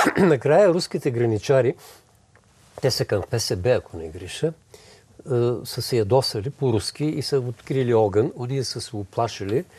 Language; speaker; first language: Bulgarian; native; Bulgarian